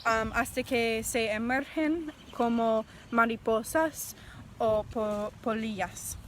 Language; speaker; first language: Spanish; non-native, learner; English